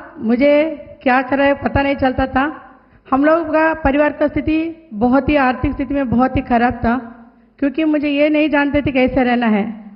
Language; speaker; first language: Hindi; non-native, local second language; Telugu